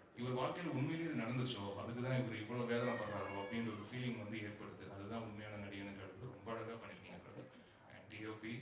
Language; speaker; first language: Tamil; native; Tamil